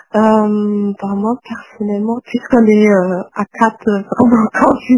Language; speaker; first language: French; non-native, fluent; German